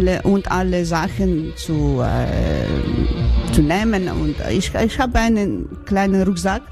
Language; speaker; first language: German; non-native, learner; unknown